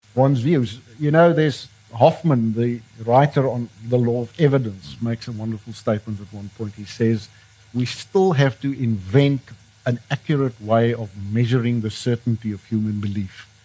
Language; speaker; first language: English; non-native, local second language; Afrikaans